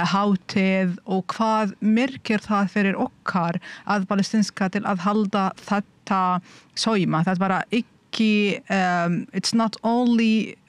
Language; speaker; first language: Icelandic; non-native, learner; Arabic